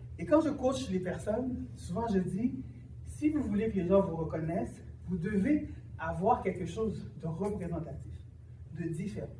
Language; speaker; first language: French; early bilingual, other home language; Haitian Creole